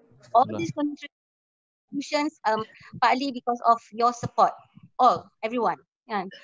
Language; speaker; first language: English; non-native, local second language; Malay